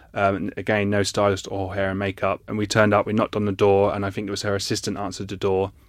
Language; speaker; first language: English; native; English